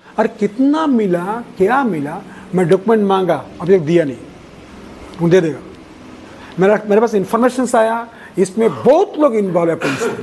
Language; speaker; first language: Hindi; non-native, local second language; Bangla